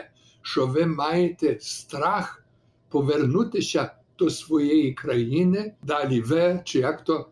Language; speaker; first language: Ukrainian; early bilingual, heritage; Ukrainian